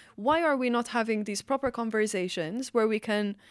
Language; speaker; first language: English; non-native, fluent; Maltese